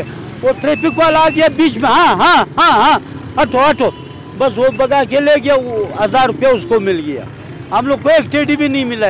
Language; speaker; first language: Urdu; non-native, local second language; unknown